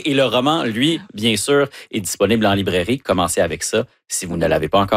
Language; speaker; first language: French; native; French